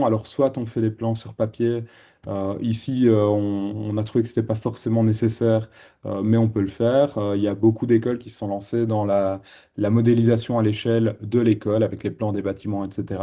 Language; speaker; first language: French; native; French